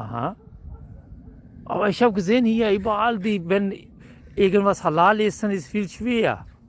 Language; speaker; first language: German; non-native, learner; Urdu